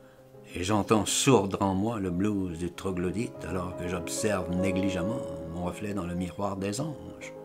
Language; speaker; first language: French; native; French